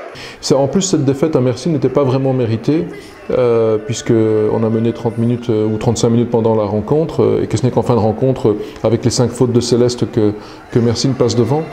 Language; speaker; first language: French; native; French